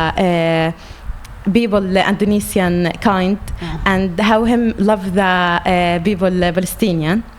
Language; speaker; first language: English; non-native, learner; Arabic